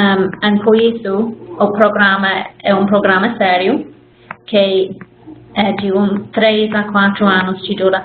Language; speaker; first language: Portuguese; non-native, fluent; English